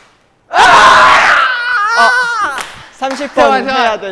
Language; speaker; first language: Korean; non-native, fluent; Chinese